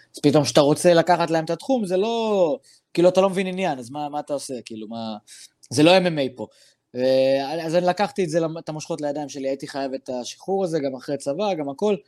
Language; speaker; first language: Hebrew; non-native, local second language; Arabic